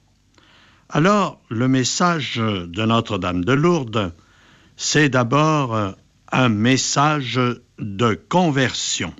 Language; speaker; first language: French; native; French